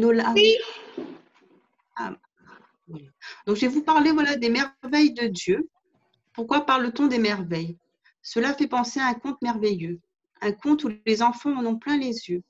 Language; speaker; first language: French; native; French